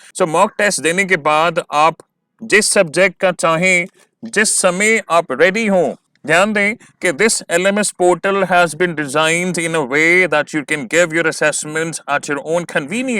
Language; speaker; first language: Hindi; native; Hindi